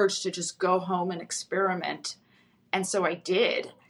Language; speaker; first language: English; early bilingual, other home language; Russian